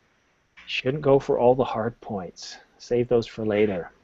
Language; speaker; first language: English; native; English